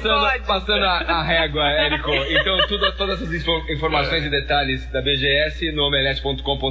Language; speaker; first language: Portuguese; native; Portuguese